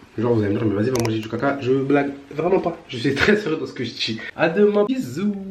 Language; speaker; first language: French; early bilingual, other home language; Bambara